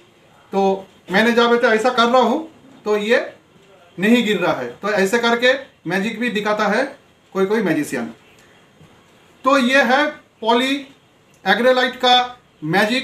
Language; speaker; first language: Hindi; non-native, local second language; Bangla